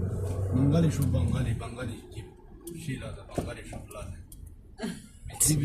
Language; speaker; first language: Arabic; non-native, learner; Hindi